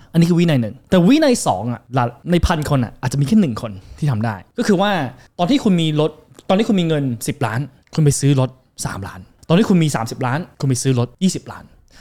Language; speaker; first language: Thai; early bilingual, heritage; Thai